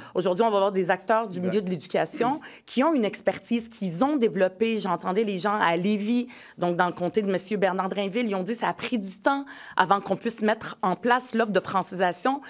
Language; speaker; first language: French; early bilingual, other home language; Arabic